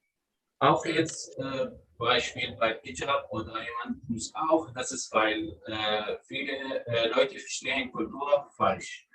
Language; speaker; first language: German; non-native, learner; Arabic